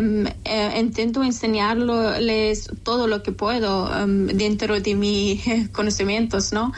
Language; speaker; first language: Spanish; non-native, local second language; Persian